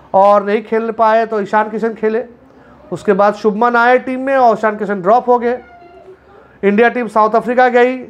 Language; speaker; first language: Hindi; non-native, local second language; Bangla